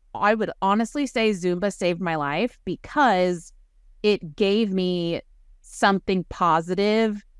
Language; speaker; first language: English; native; English